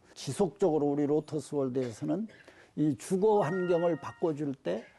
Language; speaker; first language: Korean; native; Korean